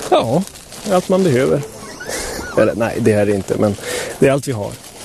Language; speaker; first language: Swedish; native; Swedish